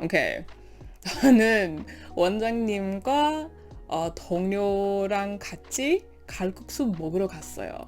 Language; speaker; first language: Korean; non-native, learner; English